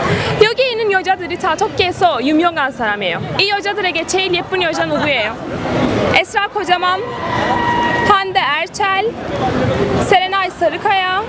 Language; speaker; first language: Korean; non-native, learner; Turkish